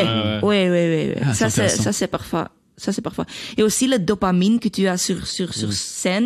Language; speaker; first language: French; non-native, learner; Dutch